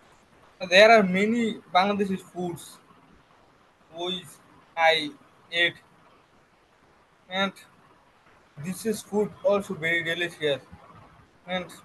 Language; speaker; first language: English; non-native, learner; Bangla